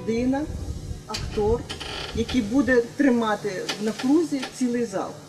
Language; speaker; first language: Ukrainian; native; Ukrainian